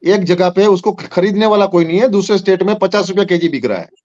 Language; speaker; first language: Hindi; non-native, local second language; Gujarati